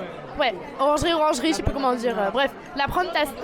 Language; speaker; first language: French; native; French